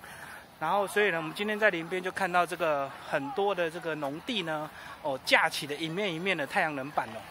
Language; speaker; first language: Chinese; native; Chinese